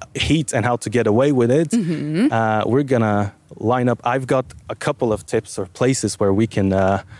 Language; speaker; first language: English; non-native, fluent; Bulgarian